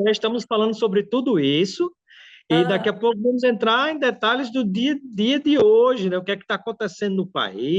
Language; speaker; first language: Portuguese; native; Portuguese